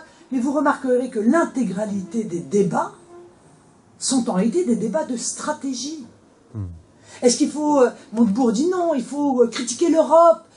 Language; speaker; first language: French; native; French